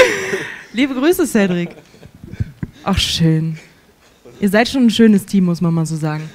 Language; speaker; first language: German; native; German